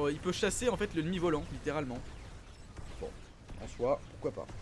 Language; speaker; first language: French; native; French